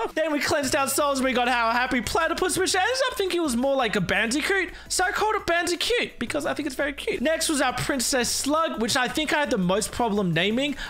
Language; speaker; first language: English; native; English